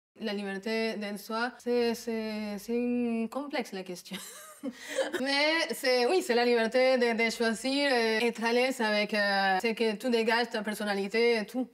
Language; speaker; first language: French; non-native, fluent; Spanish